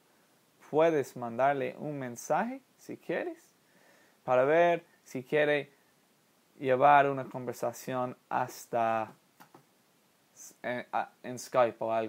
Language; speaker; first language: Spanish; non-native, fluent; English